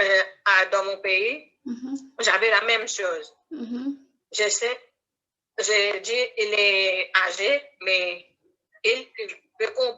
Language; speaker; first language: French; non-native, learner; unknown